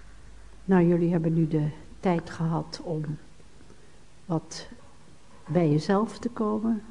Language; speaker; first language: Dutch; native; Dutch